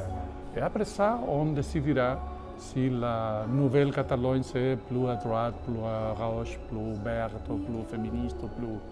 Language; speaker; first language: French; non-native, fluent; Catalan